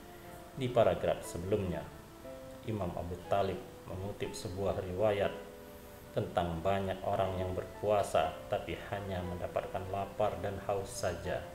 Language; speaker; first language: Indonesian; native; Indonesian